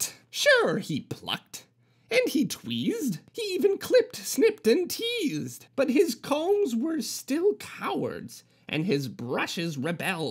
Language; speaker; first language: English; native; English